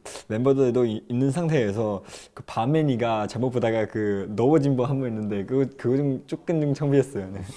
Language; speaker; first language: Korean; non-native, fluent; Chinese